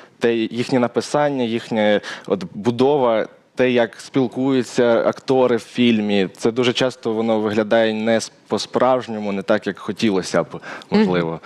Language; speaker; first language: Ukrainian; native; Ukrainian